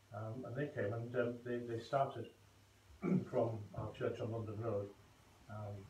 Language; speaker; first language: English; native; English